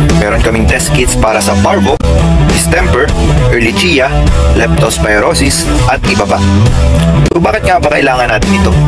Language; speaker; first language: Filipino; native; Filipino